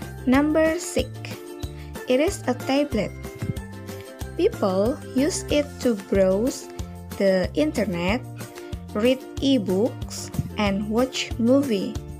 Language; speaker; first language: English; non-native, fluent; Indonesian